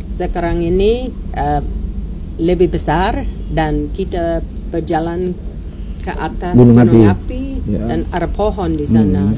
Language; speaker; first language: Indonesian; non-native, learner; English